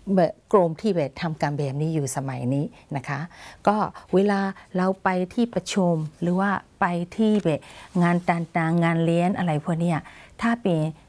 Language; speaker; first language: Thai; non-native, fluent; Burmese